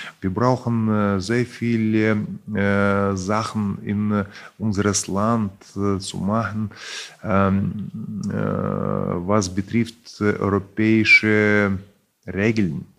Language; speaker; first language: German; non-native, fluent; Russian